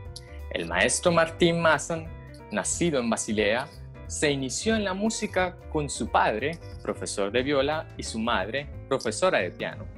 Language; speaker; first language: Spanish; native; Spanish